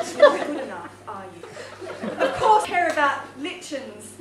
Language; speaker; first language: English; native; English